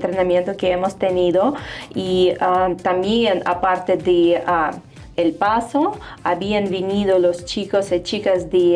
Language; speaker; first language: Spanish; non-native, fluent; Russian